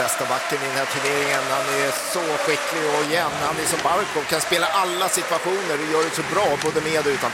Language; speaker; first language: Swedish; native; Swedish